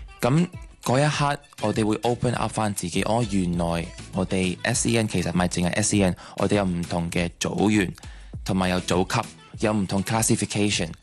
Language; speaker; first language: Cantonese; non-native, local second language; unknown